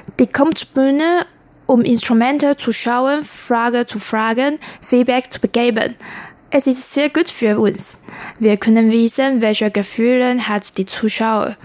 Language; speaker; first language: German; non-native, learner; Chinese